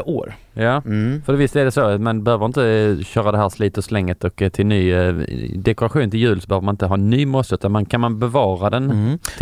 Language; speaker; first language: Swedish; native; Swedish